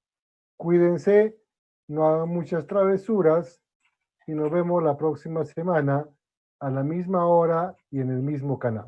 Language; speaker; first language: Spanish; native; Spanish